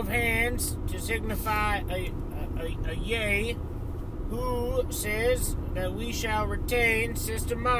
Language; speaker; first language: English; native; English